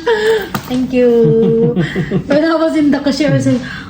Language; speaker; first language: English; non-native, learner; Filipino